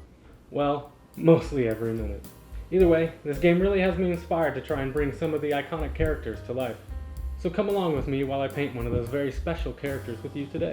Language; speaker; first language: English; native; English